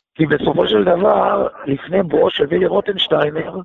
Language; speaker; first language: Hebrew; native; Hebrew